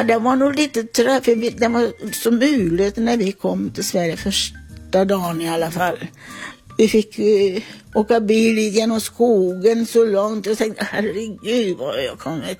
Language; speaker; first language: Swedish; non-native, fluent; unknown